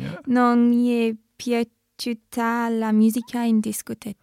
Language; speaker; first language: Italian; non-native, learner; English